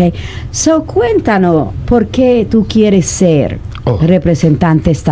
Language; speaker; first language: Spanish; native; Spanish